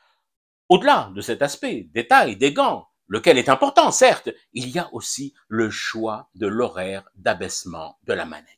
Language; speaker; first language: French; non-native, local second language; Arabic